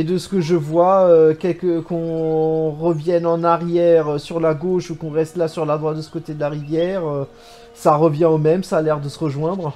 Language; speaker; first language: French; native; French